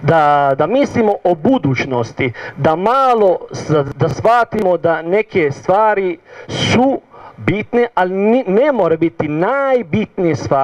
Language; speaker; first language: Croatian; non-native, learner; Italian